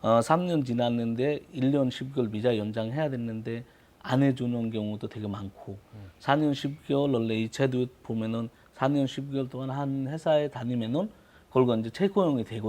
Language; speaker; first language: Korean; non-native, fluent; Bangla